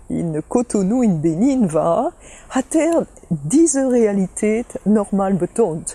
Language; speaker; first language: German; non-native, fluent; French